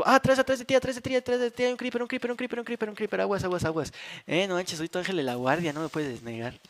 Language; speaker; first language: Spanish; native; Spanish